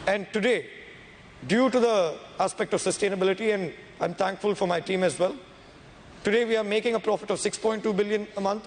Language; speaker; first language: English; non-native, local second language; Tamil